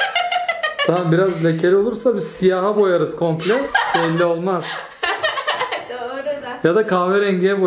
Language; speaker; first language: Turkish; native; Turkish